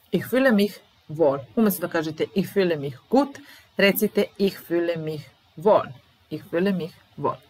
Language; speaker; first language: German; non-native, fluent; Serbian